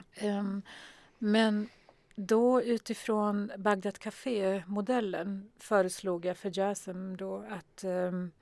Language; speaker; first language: Swedish; early bilingual, other home language; Arabic